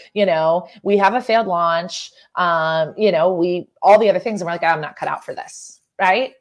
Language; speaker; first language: English; native; English